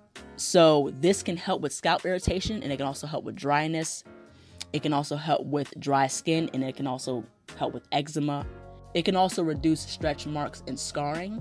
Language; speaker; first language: English; native; English